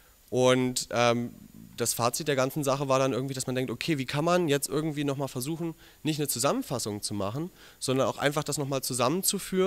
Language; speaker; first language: German; native; German